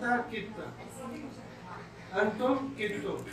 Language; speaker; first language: Arabic; non-native, learner; Urdu